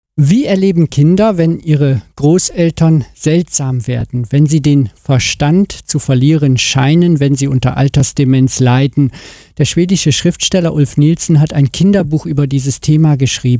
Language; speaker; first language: German; native; German